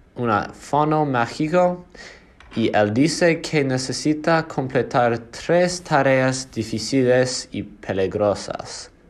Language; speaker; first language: Spanish; non-native, learner; English